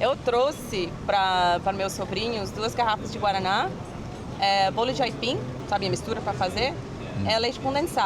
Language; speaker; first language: Portuguese; non-native, fluent; English